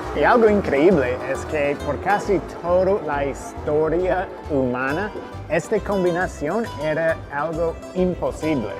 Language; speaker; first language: Spanish; non-native, fluent; English